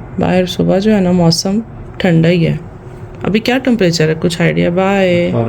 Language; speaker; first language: Urdu; native; Urdu